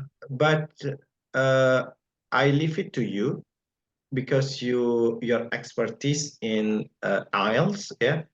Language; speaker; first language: English; non-native, fluent; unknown